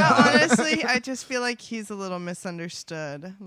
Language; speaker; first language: English; native; English